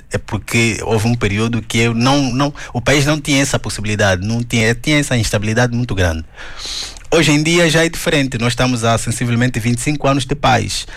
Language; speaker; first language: Portuguese; native; Portuguese